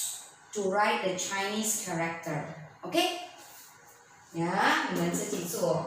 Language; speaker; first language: English; non-native, learner; Chinese